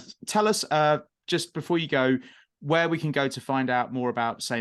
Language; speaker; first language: English; native; English